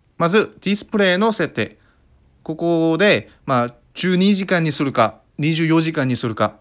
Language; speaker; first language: Japanese; non-native, fluent; Korean